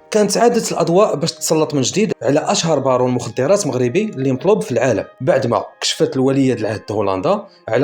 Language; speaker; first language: Arabic; native; Arabic